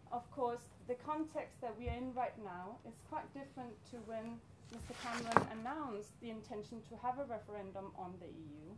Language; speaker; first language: English; non-native, fluent; Danish